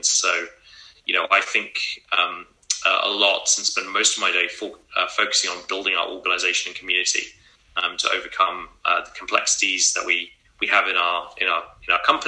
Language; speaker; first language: English; native; English